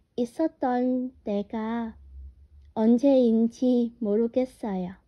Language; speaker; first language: Korean; non-native, learner; Vietnamese